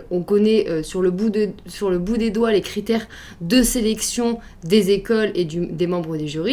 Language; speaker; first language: French; native; French